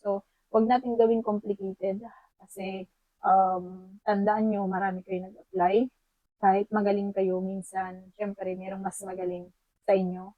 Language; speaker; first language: Filipino; native; Filipino